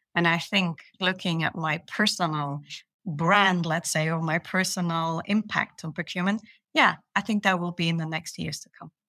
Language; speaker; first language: English; non-native, fluent; Dutch